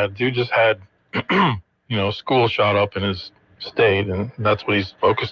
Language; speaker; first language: English; native; English